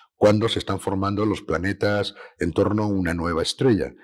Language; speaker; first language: Spanish; native; Spanish